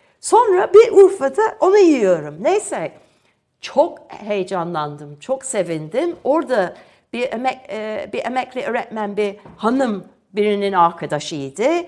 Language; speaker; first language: Turkish; non-native, fluent; English